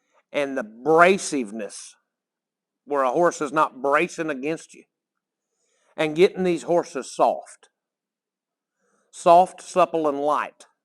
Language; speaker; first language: English; native; English